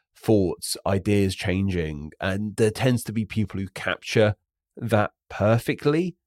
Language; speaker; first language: English; native; English